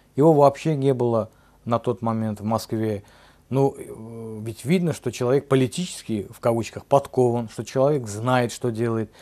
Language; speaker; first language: Russian; non-native, local second language; Azerbaijani